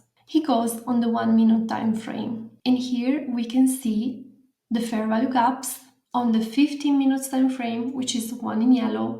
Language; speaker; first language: English; non-native, fluent; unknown